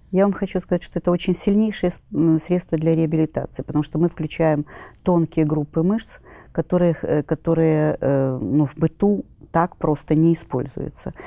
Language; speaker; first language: Russian; native; Russian